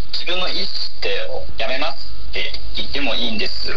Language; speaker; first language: Japanese; non-native, fluent; Chinese